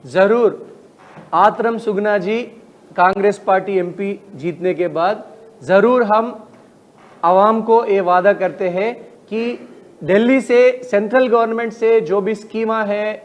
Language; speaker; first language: Hindi; non-native, local second language; Telugu